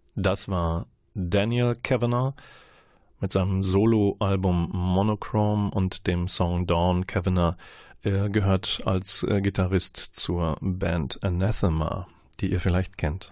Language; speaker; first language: German; native; German